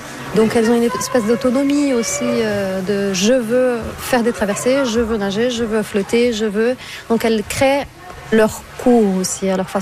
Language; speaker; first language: French; non-native, fluent; Portuguese